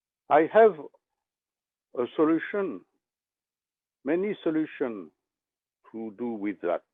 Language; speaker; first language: English; non-native, learner; French